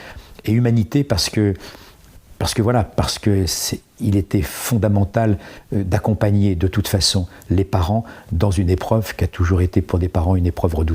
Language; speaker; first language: French; native; French